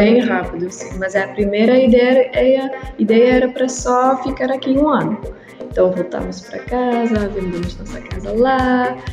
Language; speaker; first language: Portuguese; non-native, learner; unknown